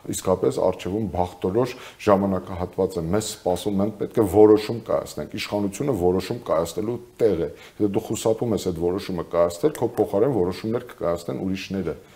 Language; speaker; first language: Armenian; native; Armenian